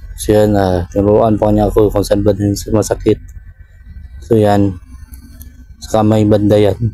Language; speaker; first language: Filipino; non-native, local second language; Cebuano